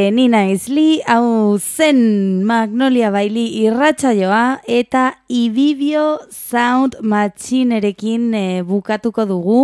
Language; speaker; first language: Basque; non-native, local second language; Spanish